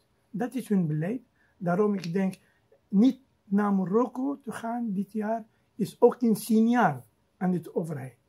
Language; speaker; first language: Dutch; non-native, fluent; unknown